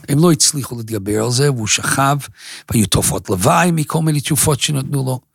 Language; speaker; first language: Hebrew; non-native, fluent; English